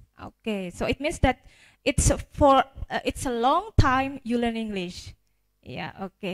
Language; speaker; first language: English; non-native, fluent; Indonesian